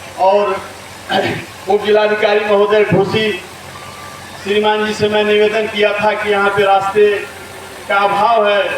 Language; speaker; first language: Hindi; native; Hindi